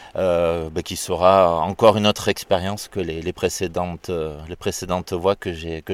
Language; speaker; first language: French; native; French